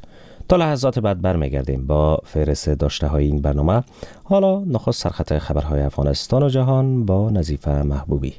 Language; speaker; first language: Persian; native; Persian